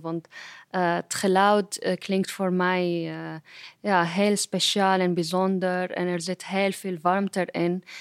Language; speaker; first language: Dutch; non-native, fluent; Arabic